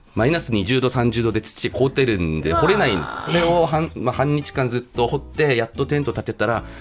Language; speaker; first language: Japanese; non-native, fluent; Korean